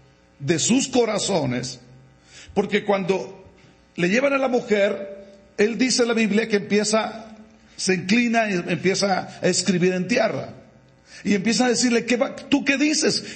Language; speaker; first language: Spanish; native; Spanish